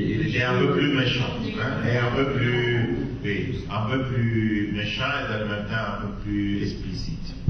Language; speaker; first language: French; non-native, fluent; Italian